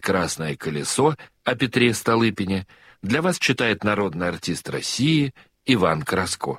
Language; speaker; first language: Russian; native; Russian